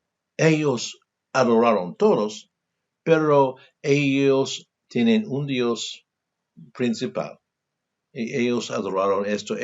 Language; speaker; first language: Spanish; non-native, fluent; English